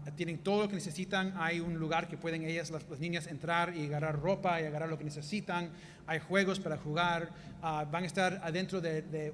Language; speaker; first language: Spanish; early bilingual, heritage; Spanish